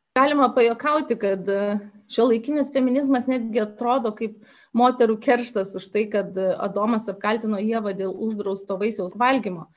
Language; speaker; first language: Lithuanian; native; Lithuanian